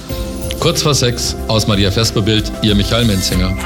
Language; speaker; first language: German; native; German